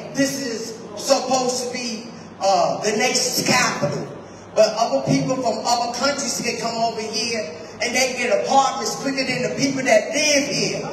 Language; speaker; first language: English; native; English